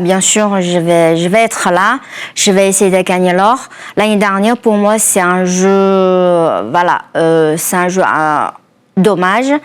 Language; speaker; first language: French; non-native, fluent; Chinese